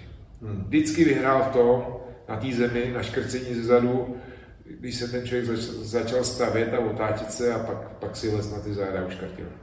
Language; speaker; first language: Czech; native; Czech